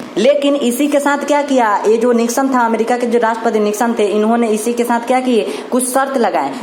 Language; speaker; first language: Hindi; native; Hindi